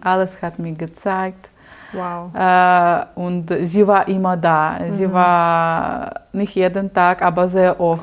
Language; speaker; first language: German; non-native, learner; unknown